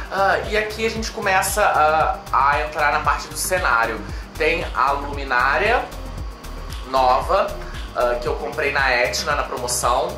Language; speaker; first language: Portuguese; native; Portuguese